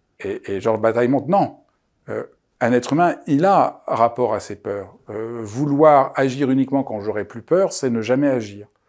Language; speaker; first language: French; native; French